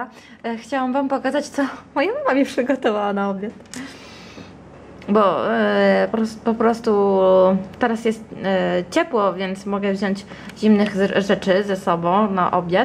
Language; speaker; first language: Polish; early bilingual, heritage; Italian